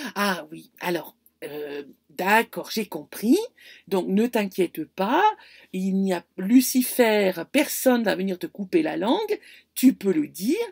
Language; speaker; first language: French; native; French